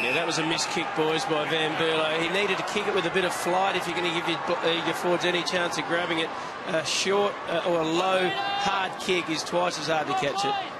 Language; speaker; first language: English; native; English